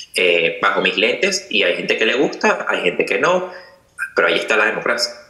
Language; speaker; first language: Spanish; native; Spanish